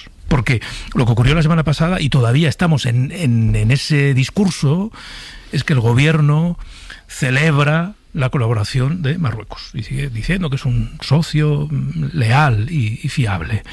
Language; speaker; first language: Spanish; native; Spanish